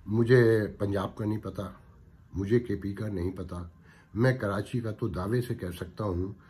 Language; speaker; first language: Urdu; native; Urdu